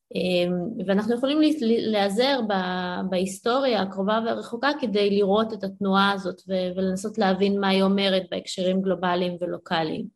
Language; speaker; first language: Hebrew; early bilingual, other home language; Ukrainian